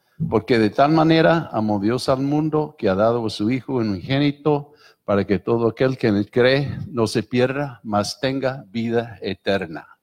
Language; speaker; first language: Spanish; non-native, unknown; English